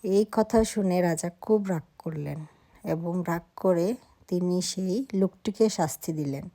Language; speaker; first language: Bangla; non-native, local second language; Sylheti